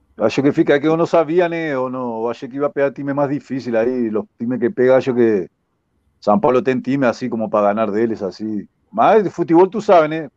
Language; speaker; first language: Portuguese; non-native, fluent; Spanish